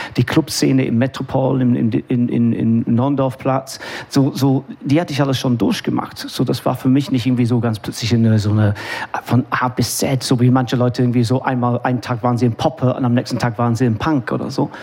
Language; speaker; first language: German; non-native, fluent; English